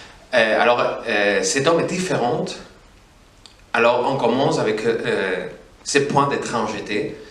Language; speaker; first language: French; non-native, fluent; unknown